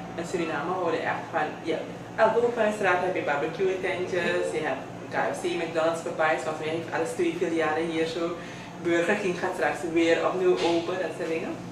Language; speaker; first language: Dutch; native; Dutch